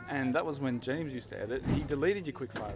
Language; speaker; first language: English; native; English